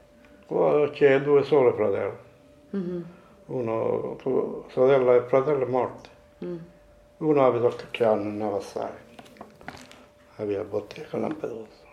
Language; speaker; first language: Italian; non-native, local second language; Sicilian